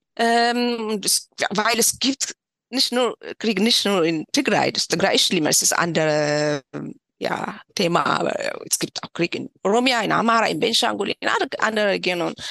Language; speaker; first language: German; non-native, learner; Tigrinya